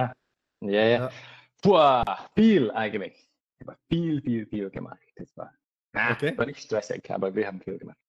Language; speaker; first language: German; non-native, learner; English